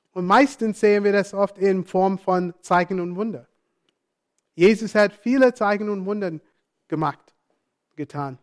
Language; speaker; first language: German; non-native, fluent; English